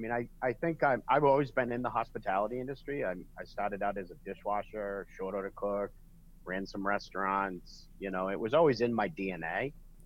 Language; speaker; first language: English; native; English